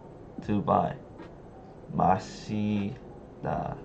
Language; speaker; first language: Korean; non-native, learner; English